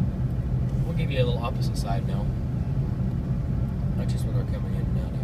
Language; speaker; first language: English; native; English